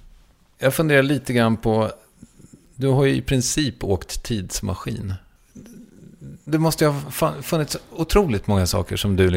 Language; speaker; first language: Swedish; native; Swedish